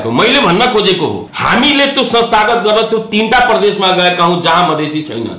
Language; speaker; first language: Nepali; non-native, local second language; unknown